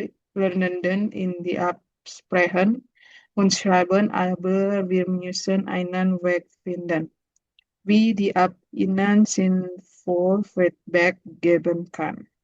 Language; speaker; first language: German; non-native, learner; Indonesian